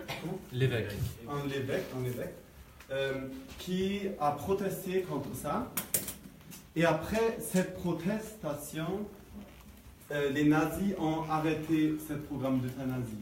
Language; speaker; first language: French; non-native, fluent; German